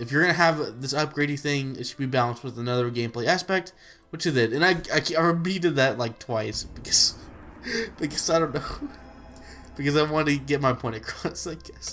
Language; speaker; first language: English; native; English